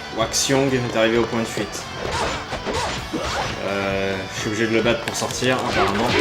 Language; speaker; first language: French; native; French